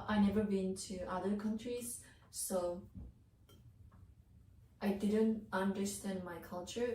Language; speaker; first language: English; non-native, learner; Japanese